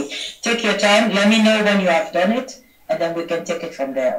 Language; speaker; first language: English; non-native, fluent; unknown